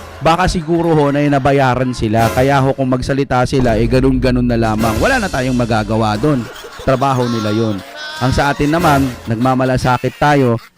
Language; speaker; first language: Filipino; non-native, local second language; Iloko